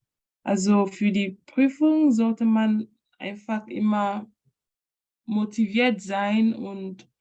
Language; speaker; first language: German; non-native, fluent; French